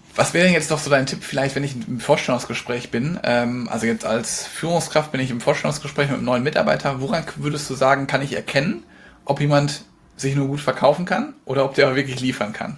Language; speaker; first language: German; native; German